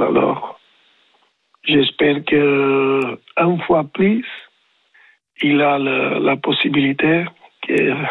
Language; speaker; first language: French; non-native, learner; Spanish